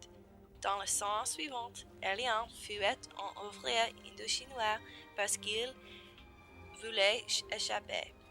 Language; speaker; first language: French; non-native, learner; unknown